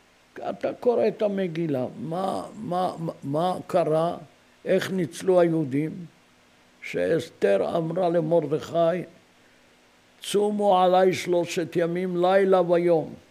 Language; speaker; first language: Hebrew; non-native, fluent; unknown